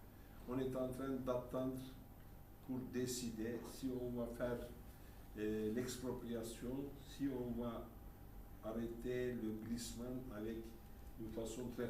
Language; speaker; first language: French; non-native, fluent; Turkish